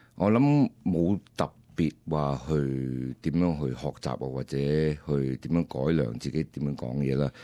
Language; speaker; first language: Cantonese; early bilingual, heritage; Cantonese